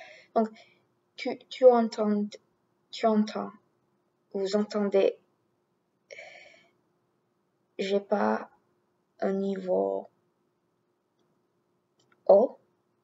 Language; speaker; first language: French; non-native, learner; English